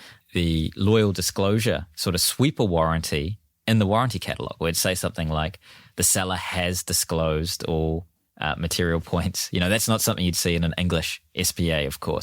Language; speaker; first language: English; native; English